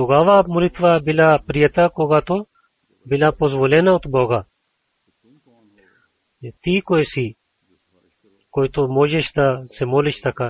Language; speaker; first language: Bulgarian; non-native, learner; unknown